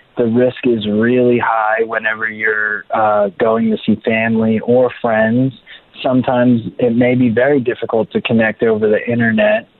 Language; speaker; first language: English; native; English